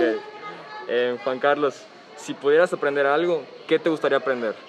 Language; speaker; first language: Spanish; native; Spanish